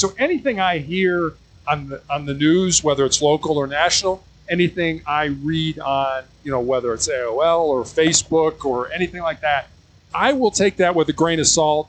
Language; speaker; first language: English; native; English